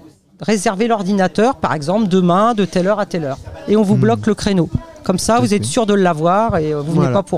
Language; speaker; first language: French; native; French